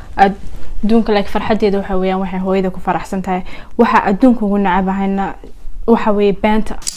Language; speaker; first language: Somali; early bilingual, heritage; Somali